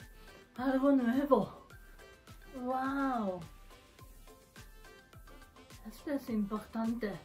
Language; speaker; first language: Spanish; non-native, learner; Japanese